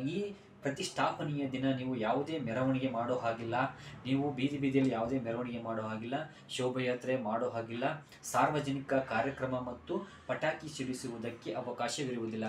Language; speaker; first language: Kannada; native; Kannada